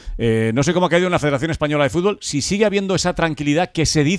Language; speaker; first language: Spanish; native; Spanish